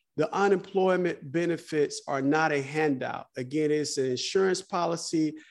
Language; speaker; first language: English; native; English